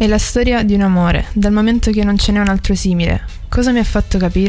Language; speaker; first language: Italian; native; Italian